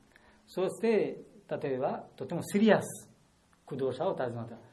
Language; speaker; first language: Japanese; non-native, learner; Bangla